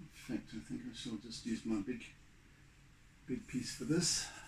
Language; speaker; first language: English; native; English